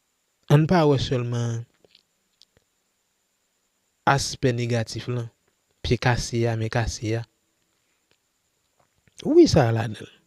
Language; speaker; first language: French; non-native, local second language; Haitian Creole